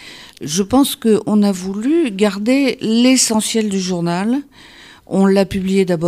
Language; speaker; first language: French; native; French